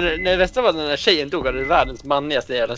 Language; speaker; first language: Swedish; native; Swedish